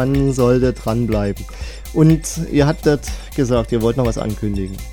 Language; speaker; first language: German; native; German